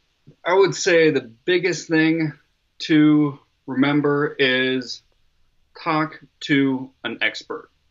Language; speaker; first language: English; native; English